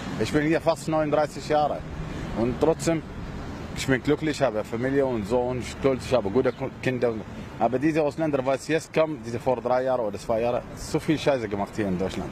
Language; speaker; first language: German; non-native, learner; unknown